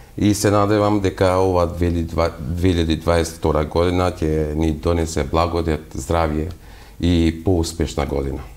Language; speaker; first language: Macedonian; non-native, local second language; Albanian